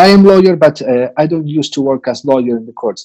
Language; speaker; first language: English; non-native, fluent; Spanish